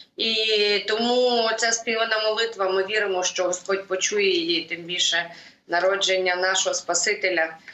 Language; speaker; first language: Ukrainian; native; Ukrainian